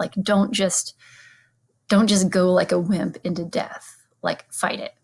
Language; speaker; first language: English; native; English